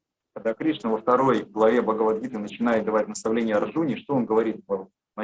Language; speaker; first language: Russian; native; Russian